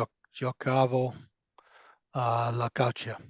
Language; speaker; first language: Italian; non-native, learner; English